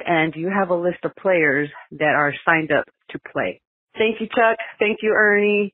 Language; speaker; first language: English; native; English